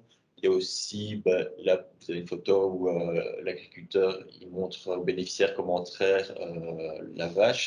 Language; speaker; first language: French; native; French